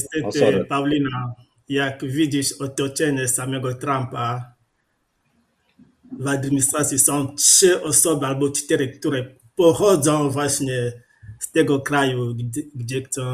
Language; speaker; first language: Polish; non-native, fluent; Lingala